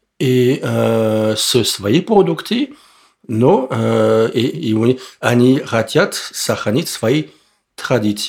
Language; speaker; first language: Russian; non-native, learner; French